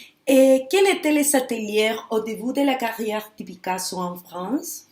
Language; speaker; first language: French; non-native, learner; Spanish